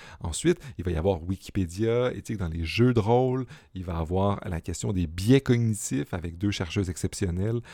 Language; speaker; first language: French; native; French